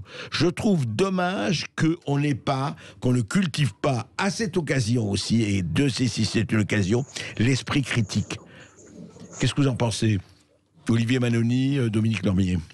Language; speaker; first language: French; native; French